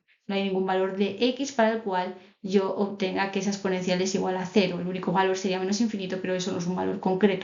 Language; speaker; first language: Spanish; native; Spanish